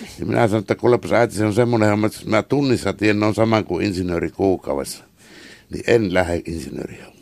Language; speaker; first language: Finnish; native; Finnish